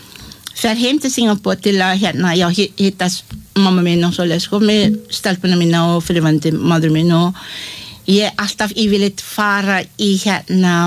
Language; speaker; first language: Icelandic; non-native, learner; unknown